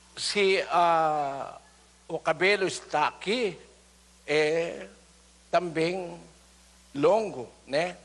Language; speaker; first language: Portuguese; non-native, learner; Filipino